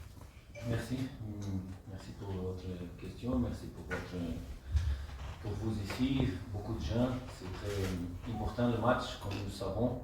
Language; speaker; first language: French; non-native, learner; Portuguese